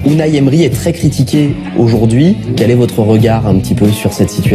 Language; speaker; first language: French; native; French